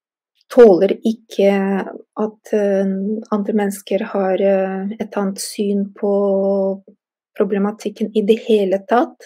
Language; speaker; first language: Norwegian; non-native, fluent; Russian